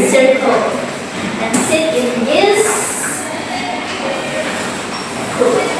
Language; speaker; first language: English; non-native, learner; Indonesian